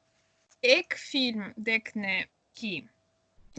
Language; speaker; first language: Hindi; non-native, learner; Russian